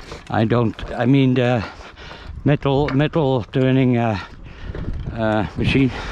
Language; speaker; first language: English; non-native, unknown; Dutch